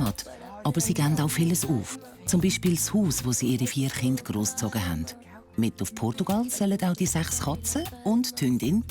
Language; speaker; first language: German; native; German